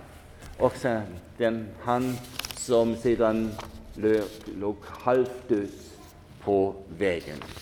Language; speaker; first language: Swedish; non-native, fluent; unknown